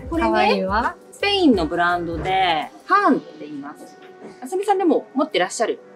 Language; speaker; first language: Japanese; native; Japanese